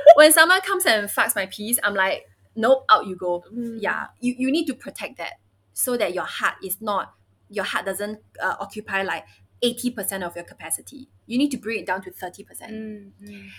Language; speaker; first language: English; early bilingual, other home language; Chinese